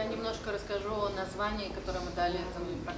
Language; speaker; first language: Russian; native; Russian